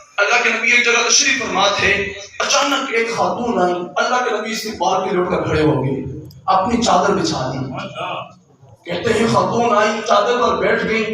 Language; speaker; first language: Urdu; non-native, local second language; Punjabi